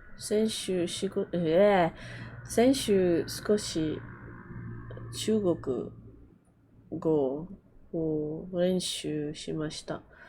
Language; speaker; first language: Japanese; non-native, learner; English